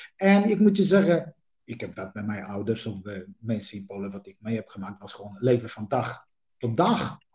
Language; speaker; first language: Dutch; non-native, fluent; Polish